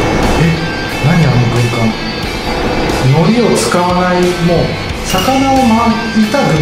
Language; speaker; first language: Japanese; native; Japanese